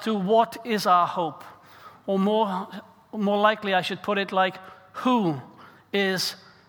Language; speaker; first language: English; native; English